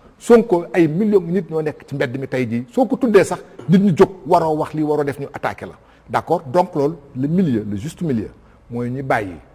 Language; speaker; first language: Wolof; non-native, local second language; Fula